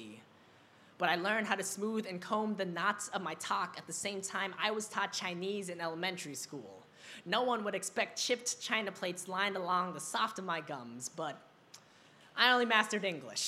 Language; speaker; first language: English; early bilingual, other home language; Vietnamese